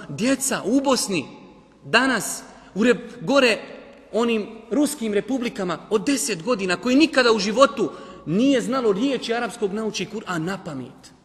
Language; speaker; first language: Bosnian; native; Bosnian